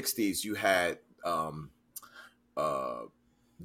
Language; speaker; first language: English; native; English